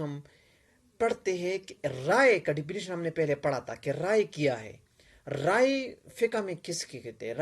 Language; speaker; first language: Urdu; non-native, local second language; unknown